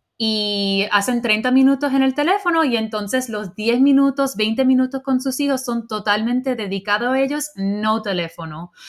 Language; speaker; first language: Spanish; early bilingual, heritage; Spanish